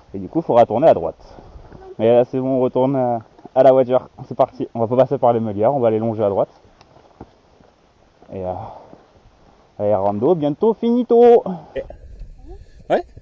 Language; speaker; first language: French; native; French